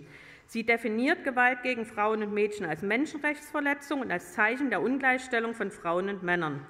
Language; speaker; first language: German; native; German